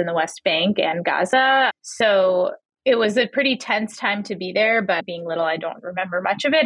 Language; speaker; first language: English; native; English